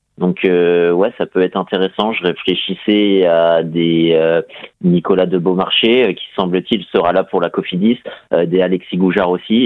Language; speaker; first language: French; native; French